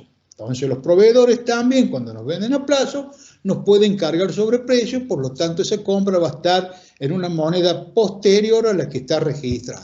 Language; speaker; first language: Spanish; native; Spanish